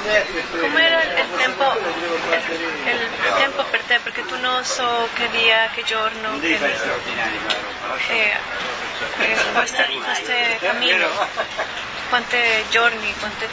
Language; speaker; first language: Italian; non-native, learner; Spanish